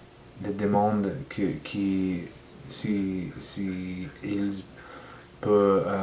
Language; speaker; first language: French; non-native, learner; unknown